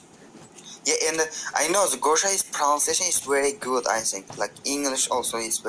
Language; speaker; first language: English; non-native, learner; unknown